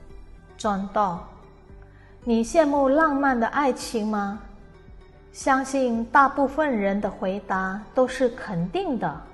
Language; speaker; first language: Chinese; non-native, fluent; Indonesian